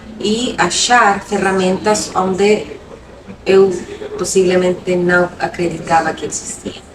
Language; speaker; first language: Portuguese; non-native, local second language; Spanish